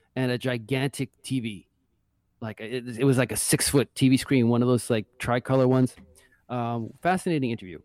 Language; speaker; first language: English; native; English